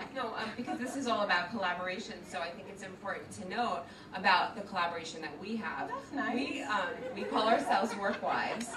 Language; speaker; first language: English; native; English